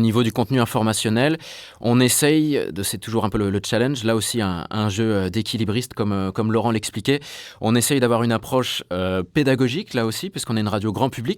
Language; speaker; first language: French; native; French